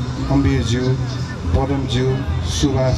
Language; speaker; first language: Nepali; native; Nepali